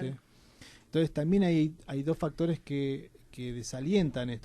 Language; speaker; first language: Spanish; native; Spanish